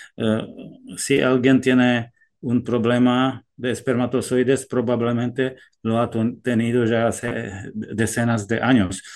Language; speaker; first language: Spanish; non-native, fluent; Czech